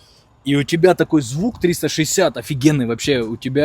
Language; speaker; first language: Russian; native; Russian